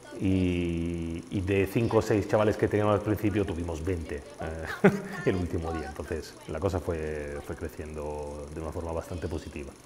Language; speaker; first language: Spanish; non-native, fluent; Italian